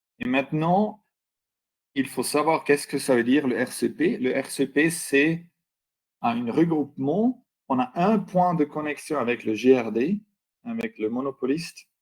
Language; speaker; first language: French; non-native, local second language; German